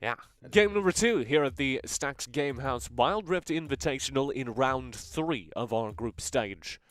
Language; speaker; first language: English; native; English